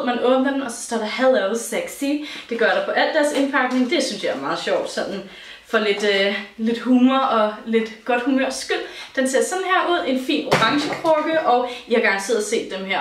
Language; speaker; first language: Danish; native; Danish